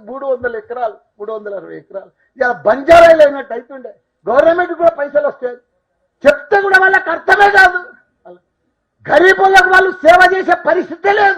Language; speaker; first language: Telugu; native; Telugu